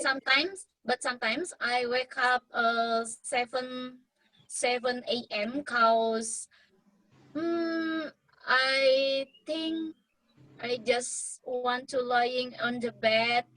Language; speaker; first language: English; non-native, learner; Indonesian